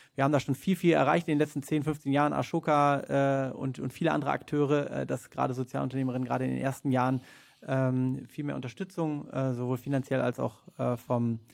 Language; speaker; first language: German; native; German